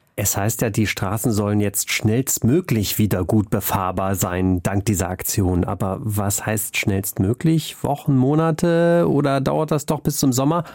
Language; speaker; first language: German; native; German